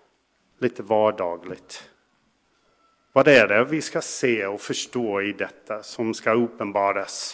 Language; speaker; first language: Swedish; non-native, fluent; English